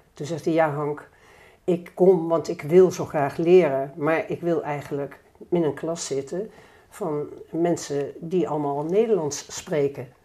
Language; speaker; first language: Dutch; native; Dutch